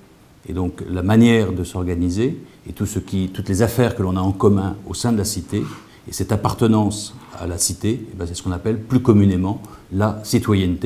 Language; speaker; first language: French; native; French